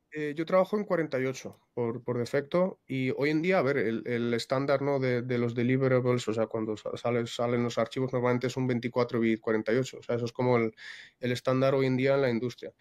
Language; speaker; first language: Spanish; non-native, fluent; Russian